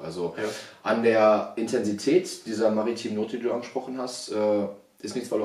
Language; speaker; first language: German; native; German